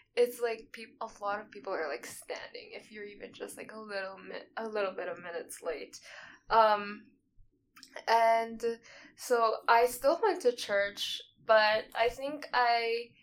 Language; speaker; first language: English; early bilingual, other home language; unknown